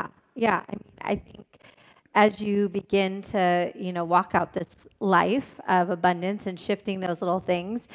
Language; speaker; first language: English; native; English